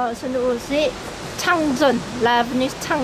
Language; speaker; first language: French; non-native, fluent; Korean